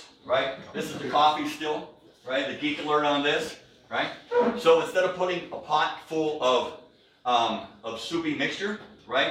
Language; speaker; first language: English; native; English